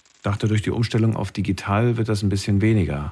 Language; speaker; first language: German; native; German